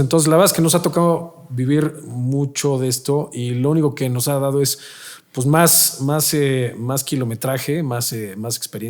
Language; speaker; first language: Spanish; native; Spanish